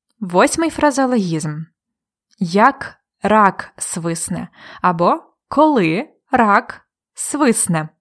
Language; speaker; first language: Ukrainian; native; Ukrainian